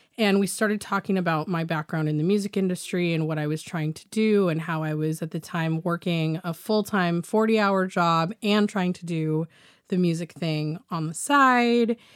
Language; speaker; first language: English; native; English